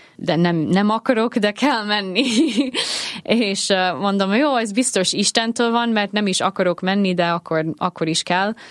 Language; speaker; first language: Hungarian; non-native, fluent; English